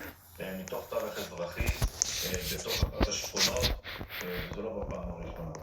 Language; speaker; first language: Hebrew; native; Hebrew